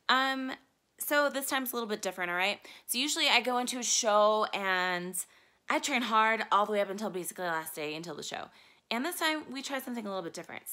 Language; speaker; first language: English; native; English